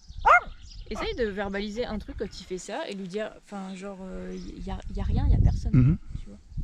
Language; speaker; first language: French; native; French